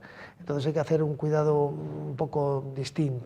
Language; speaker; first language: Spanish; native; Spanish